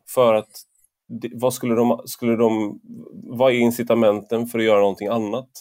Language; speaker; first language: Swedish; native; Swedish